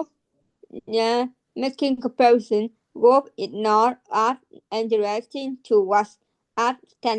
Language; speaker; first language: English; non-native, learner; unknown